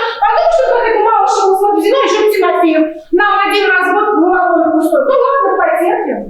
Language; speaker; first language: Russian; native; Russian